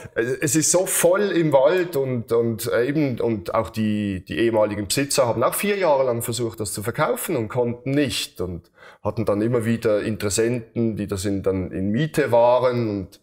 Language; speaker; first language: German; native; German